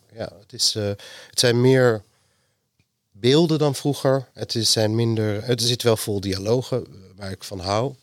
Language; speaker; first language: Dutch; native; Dutch